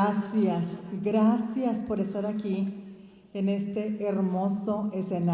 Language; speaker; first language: Spanish; native; Spanish